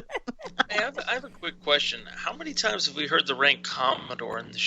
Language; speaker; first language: English; native; English